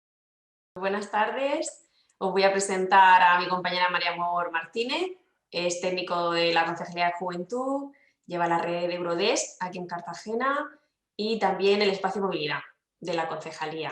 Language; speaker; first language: Spanish; native; Spanish